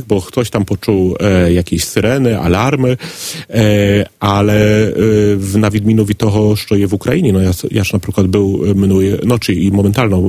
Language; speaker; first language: Polish; non-native, learner; Ukrainian